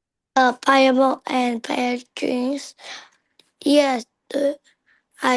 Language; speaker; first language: English; non-native, learner; Vietnamese